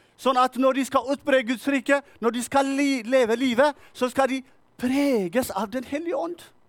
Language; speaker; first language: Norwegian; non-native, fluent; Tigrinya